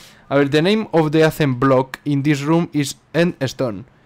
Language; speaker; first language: English; non-native, learner; Spanish